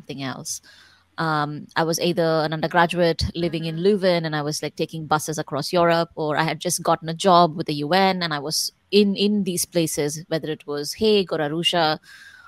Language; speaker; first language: English; non-native, local second language; Tamil